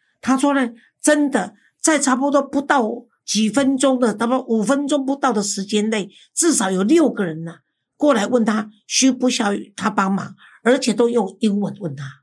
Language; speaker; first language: Chinese; native; Chinese